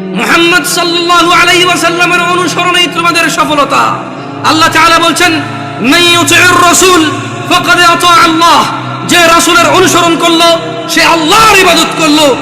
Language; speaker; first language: Bangla; early bilingual, heritage; Bangla